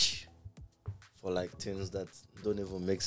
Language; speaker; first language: English; non-native, local second language; Igbo